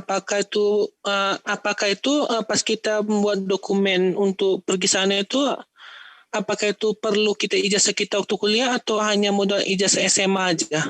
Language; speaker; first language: Indonesian; native; Indonesian